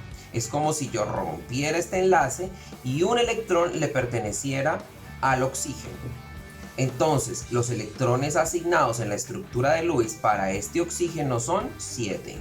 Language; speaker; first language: Spanish; native; Spanish